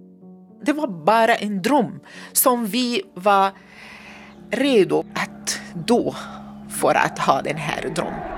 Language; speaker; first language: Swedish; non-native, learner; Arabic